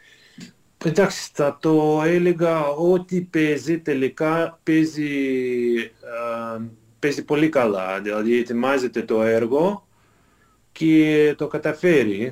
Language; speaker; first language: Greek; non-native, fluent; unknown